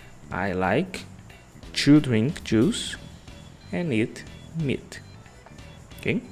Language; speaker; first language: English; non-native, fluent; Portuguese